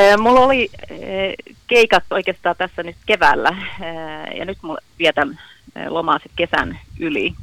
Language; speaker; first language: Finnish; early bilingual, heritage; Finnish